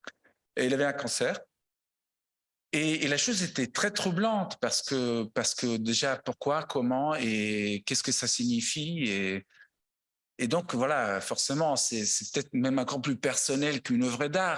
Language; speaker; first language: French; non-native, fluent; Italian